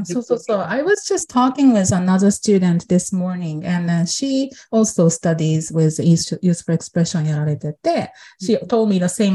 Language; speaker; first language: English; non-native, fluent; Japanese